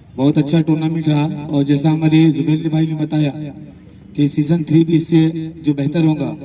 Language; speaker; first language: Hindi; non-native, local second language; Urdu